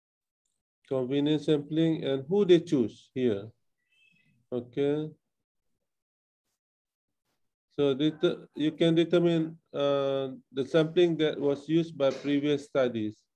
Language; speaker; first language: English; non-native, local second language; Malay